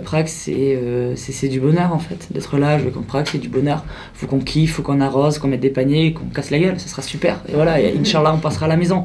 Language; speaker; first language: French; native; French